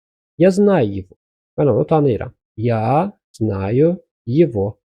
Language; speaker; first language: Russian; non-native, fluent; Azerbaijani